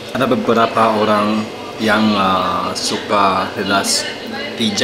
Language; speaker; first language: Indonesian; non-native, learner; German